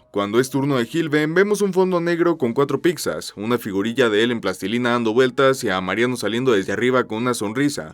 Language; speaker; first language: Spanish; native; Spanish